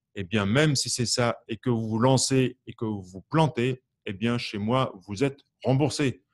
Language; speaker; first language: French; native; French